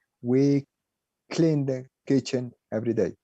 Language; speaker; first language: English; non-native, learner; Spanish